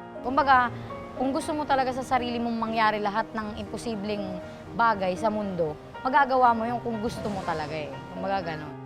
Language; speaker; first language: Filipino; native; Filipino